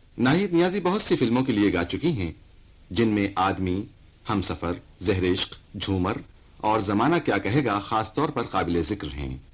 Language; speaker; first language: Urdu; native; Urdu